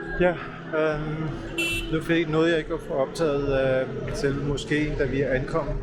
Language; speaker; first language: Danish; early bilingual, other home language; Urdu